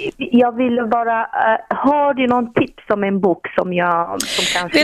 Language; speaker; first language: Swedish; non-native, fluent; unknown